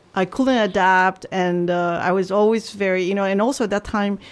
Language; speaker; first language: English; non-native, fluent; Chinese